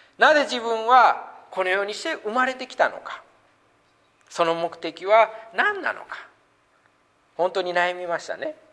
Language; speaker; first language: Japanese; native; Japanese